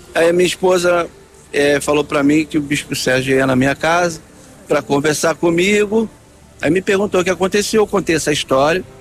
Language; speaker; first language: Portuguese; native; Portuguese